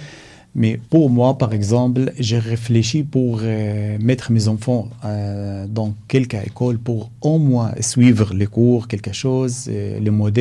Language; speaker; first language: French; non-native, learner; Arabic